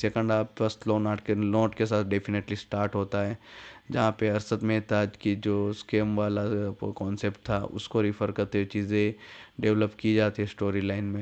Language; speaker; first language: Hindi; native; Hindi